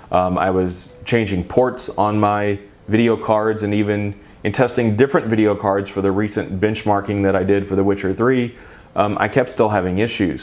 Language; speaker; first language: English; native; English